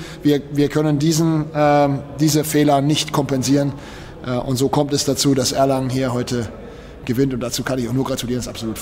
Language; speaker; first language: German; native; German